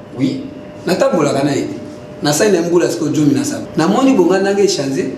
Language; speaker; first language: Lingala; native; Lingala